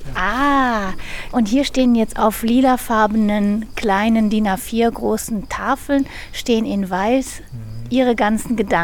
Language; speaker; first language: German; native; German